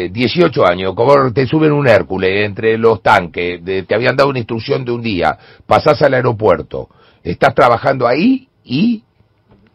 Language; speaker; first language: Spanish; native; Spanish